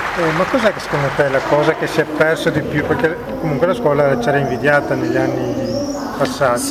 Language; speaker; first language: Italian; native; Italian